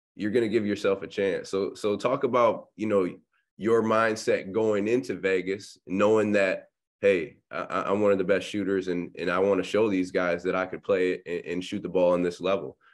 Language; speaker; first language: English; native; English